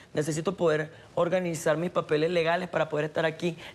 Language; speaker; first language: Spanish; native; Spanish